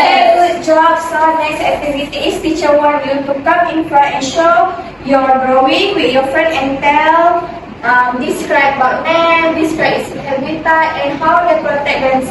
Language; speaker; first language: English; non-native, local second language; Malay